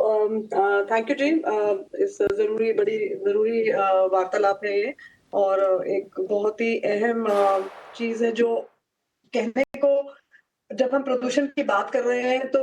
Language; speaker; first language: Hindi; native; Hindi